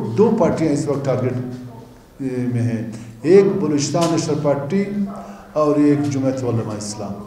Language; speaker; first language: Urdu; non-native, local second language; Baluchi